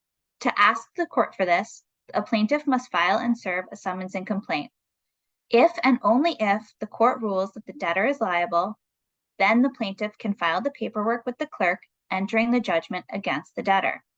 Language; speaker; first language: English; native; English